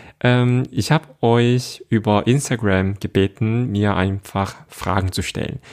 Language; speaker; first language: German; non-native, fluent; Korean